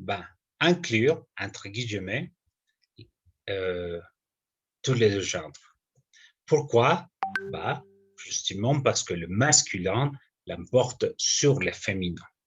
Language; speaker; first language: French; non-native, fluent; Spanish